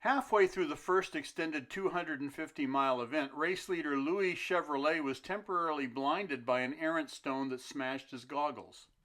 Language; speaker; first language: English; native; English